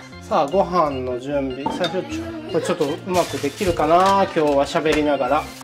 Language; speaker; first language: Japanese; native; Japanese